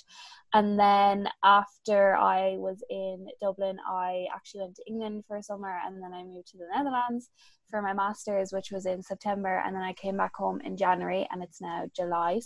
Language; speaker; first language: English; native; English